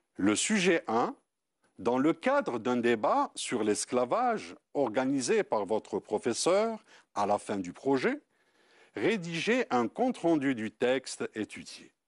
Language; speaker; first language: French; non-native, local second language; Arabic